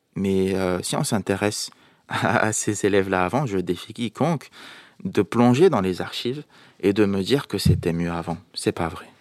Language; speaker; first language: French; non-native, local second language; Arabic